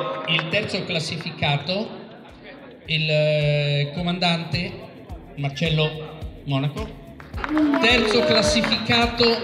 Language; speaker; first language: Italian; native; Italian